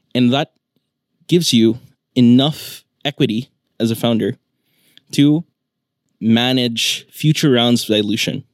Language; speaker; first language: English; non-native, local second language; Filipino